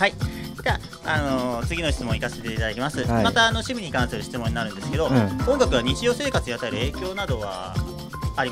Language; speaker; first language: Japanese; native; Japanese